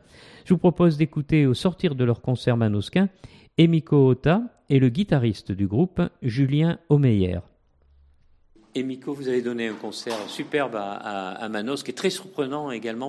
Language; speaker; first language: French; native; French